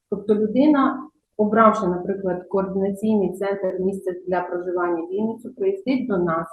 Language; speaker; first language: Ukrainian; native; Ukrainian